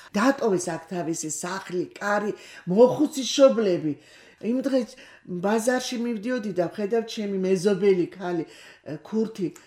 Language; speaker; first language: Georgian; non-native, local second language; Kurdish